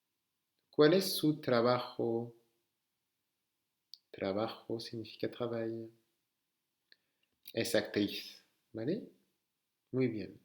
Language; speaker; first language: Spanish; non-native, fluent; French